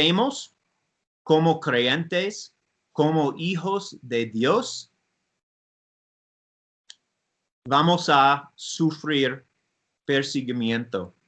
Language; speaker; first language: Spanish; non-native, learner; English